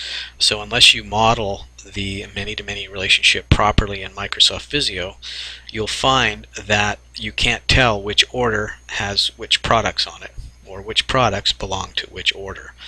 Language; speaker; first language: English; native; English